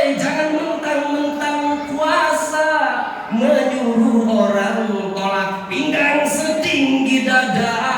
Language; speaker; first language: Indonesian; non-native, local second language; Sundanese